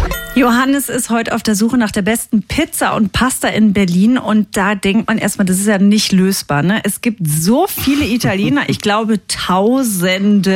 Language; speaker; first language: German; native; German